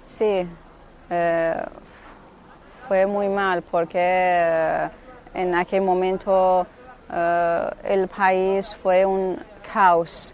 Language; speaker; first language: Spanish; non-native, learner; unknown